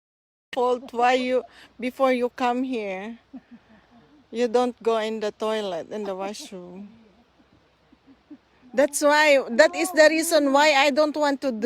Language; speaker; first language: English; non-native, local second language; Filipino